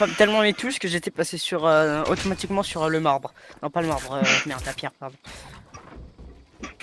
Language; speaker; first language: French; native; French